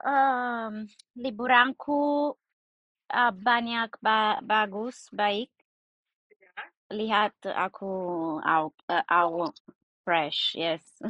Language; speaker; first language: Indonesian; non-native, learner; English